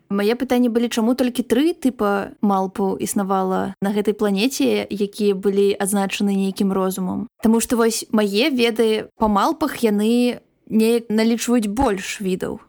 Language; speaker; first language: Belarusian; non-native, local second language; Russian